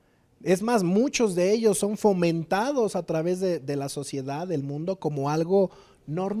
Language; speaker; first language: Spanish; native; Spanish